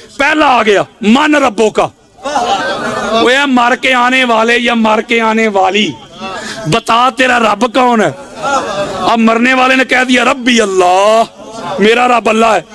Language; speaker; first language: Urdu; non-native, local second language; Punjabi